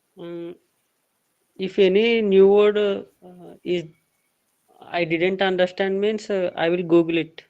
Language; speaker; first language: English; non-native, learner; Telugu